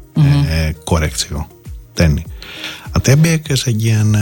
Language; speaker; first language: Hungarian; non-native, learner; Greek